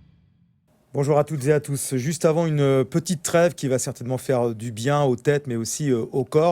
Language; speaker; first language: French; native; French